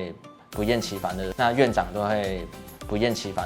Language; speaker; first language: Chinese; native; Chinese